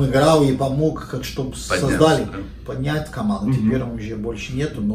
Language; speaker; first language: Russian; non-native, fluent; Portuguese